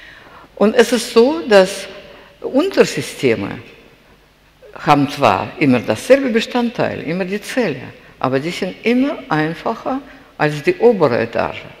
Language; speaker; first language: German; non-native, fluent; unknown